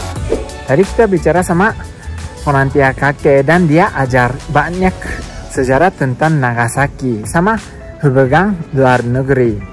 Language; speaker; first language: Indonesian; non-native, learner; Japanese